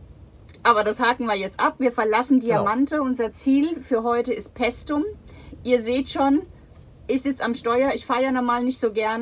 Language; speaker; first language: German; native; German